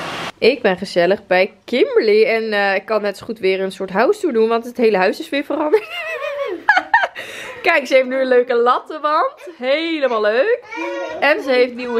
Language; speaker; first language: Dutch; native; Dutch